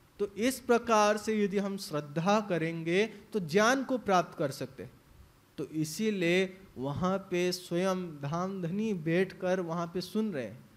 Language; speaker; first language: Hindi; native; Hindi